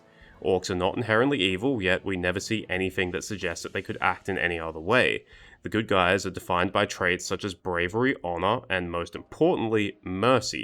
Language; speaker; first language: English; native; English